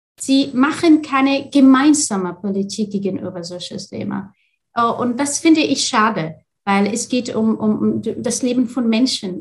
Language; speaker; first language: German; non-native, fluent; Arabic